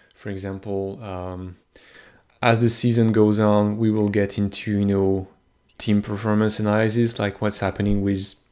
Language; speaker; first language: English; non-native, fluent; French